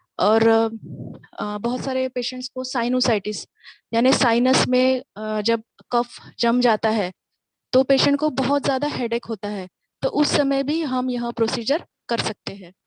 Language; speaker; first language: Hindi; non-native, local second language; Marathi